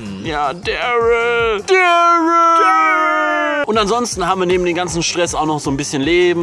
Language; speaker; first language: German; native; German